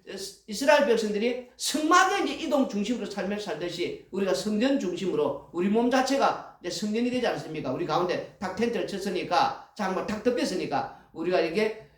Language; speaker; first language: Korean; native; Korean